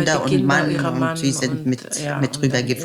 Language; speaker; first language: German; non-native, fluent; Arabic